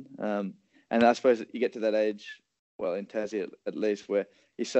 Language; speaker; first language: English; native; English